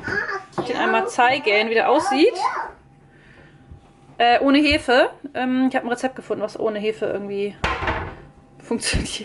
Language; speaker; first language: German; native; German